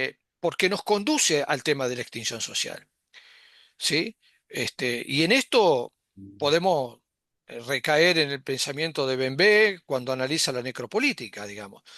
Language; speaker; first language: Spanish; native; Spanish